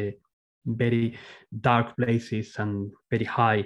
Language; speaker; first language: English; non-native, fluent; Spanish